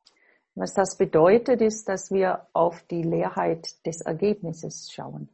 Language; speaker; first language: German; non-native, fluent; English